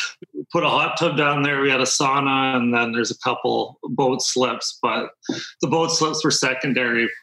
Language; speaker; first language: English; native; English